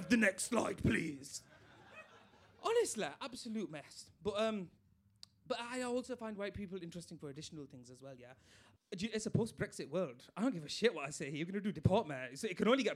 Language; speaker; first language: English; native; English